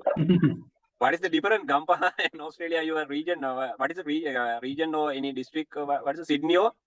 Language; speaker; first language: English; non-native, learner; Sinhala